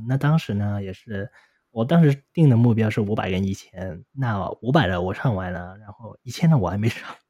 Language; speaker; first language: Chinese; non-native, local second language; Cantonese